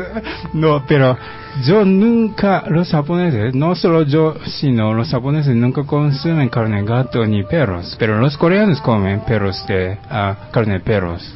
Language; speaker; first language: Spanish; non-native, fluent; Japanese